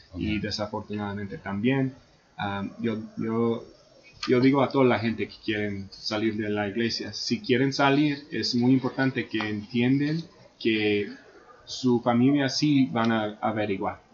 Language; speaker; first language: Spanish; non-native, fluent; English